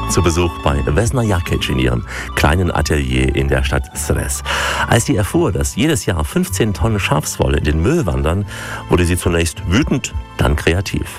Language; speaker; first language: German; native; German